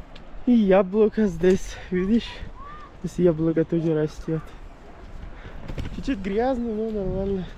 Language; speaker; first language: Russian; non-native, learner; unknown